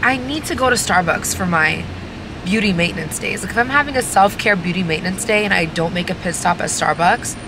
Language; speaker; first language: English; native; English